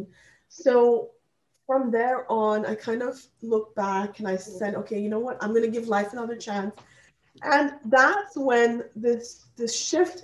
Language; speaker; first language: English; non-native, local second language; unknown